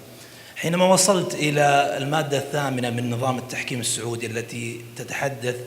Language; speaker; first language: Arabic; native; Arabic